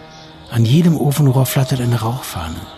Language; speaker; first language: German; native; German